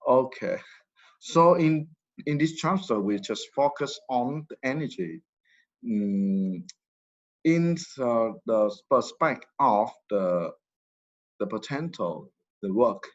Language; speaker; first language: English; non-native, fluent; Vietnamese